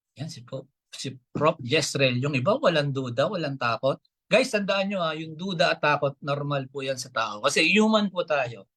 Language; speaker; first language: Filipino; native; Filipino